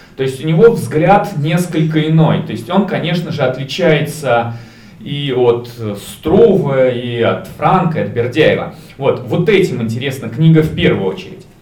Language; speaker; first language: Russian; native; Russian